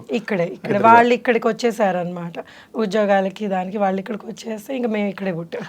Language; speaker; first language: Telugu; native; Telugu